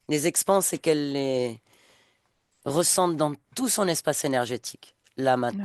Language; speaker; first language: French; native; French